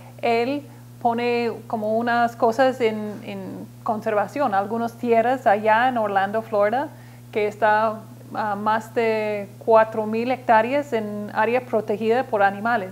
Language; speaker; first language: Spanish; non-native, learner; English